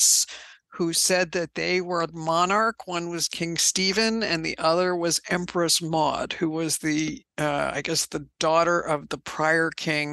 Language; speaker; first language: English; native; English